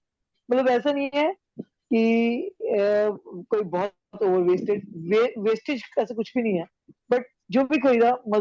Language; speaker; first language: Hindi; native; Hindi